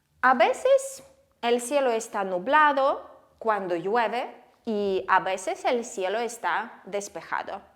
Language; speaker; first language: Spanish; non-native, fluent; Ukrainian